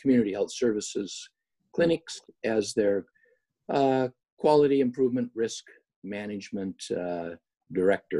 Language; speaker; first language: English; native; English